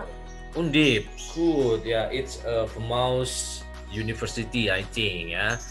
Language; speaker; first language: English; non-native, learner; Indonesian